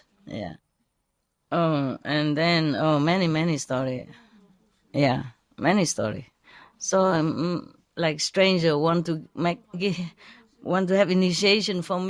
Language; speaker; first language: English; non-native, fluent; Vietnamese